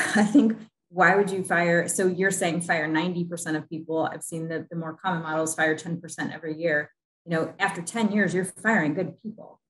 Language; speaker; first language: English; native; English